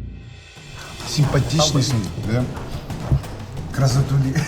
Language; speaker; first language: Russian; non-native, learner; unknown